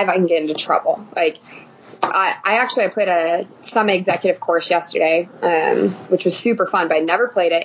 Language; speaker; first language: English; native; English